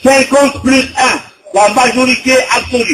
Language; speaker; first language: French; non-native, local second language; Arabic